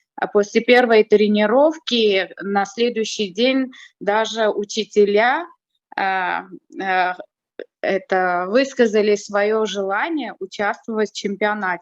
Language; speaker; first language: Russian; non-native, fluent; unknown